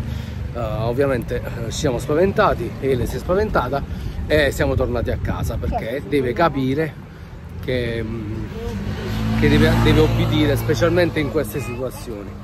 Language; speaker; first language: Italian; native; Italian